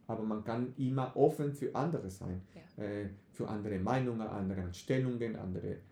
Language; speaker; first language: German; non-native, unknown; Spanish